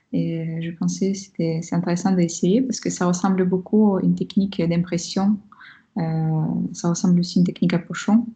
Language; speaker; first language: French; non-native, fluent; Russian